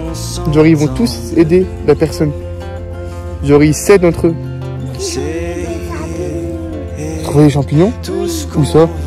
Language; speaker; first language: French; native; French